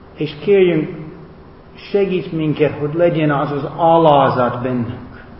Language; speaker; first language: Hungarian; non-native, fluent; English